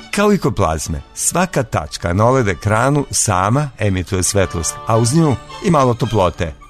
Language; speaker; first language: Serbian; native; Serbian